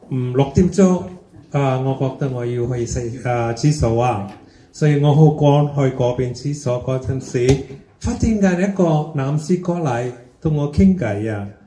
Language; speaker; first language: Cantonese; early bilingual, heritage; Cantonese